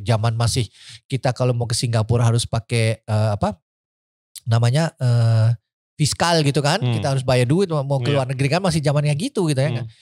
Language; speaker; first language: Indonesian; early bilingual, heritage; Indonesian